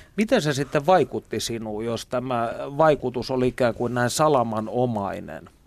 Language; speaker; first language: Finnish; native; Finnish